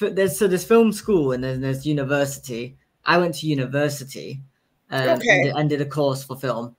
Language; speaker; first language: English; native; English